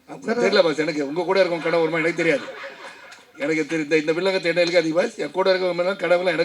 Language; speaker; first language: Tamil; native; Tamil